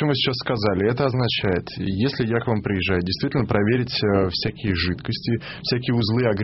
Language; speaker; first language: Russian; native; Russian